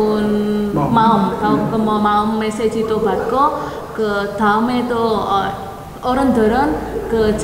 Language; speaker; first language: Korean; non-native, learner; Indonesian